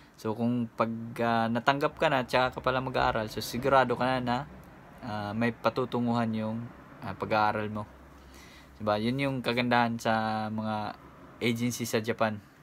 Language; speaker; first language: Filipino; non-native, local second language; Cebuano